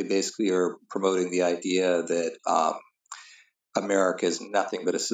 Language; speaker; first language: English; native; English